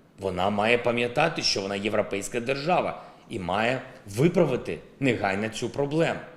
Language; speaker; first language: Ukrainian; non-native, local second language; Russian